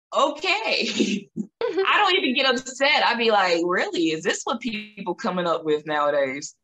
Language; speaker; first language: English; native; English